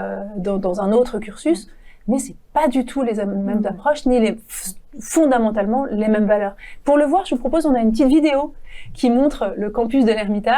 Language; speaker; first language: French; native; French